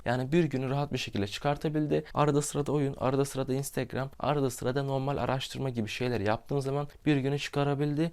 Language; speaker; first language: Turkish; native; Turkish